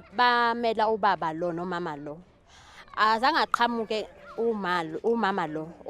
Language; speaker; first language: Zulu; native; Zulu